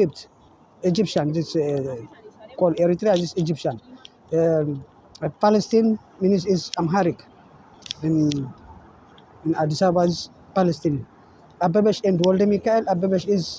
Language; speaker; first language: English; non-native, learner; Tigrinya